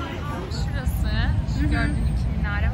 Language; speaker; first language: Turkish; native; Turkish